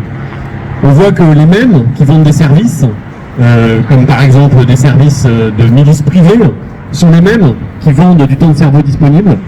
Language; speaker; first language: French; native; French